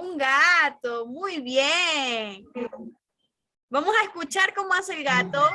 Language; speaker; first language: Spanish; native; Spanish